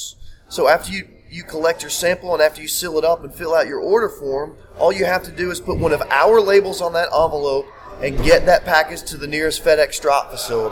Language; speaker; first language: English; native; English